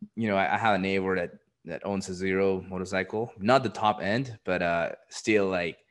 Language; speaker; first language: English; non-native, fluent; Spanish